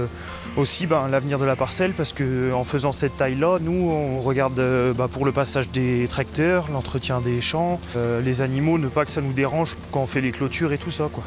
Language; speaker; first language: French; native; French